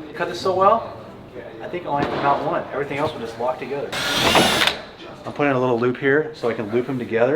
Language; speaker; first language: English; native; English